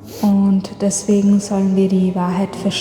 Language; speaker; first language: German; non-native, fluent; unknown